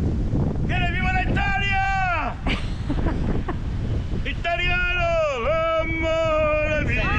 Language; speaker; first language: Italian; non-native, learner; Portuguese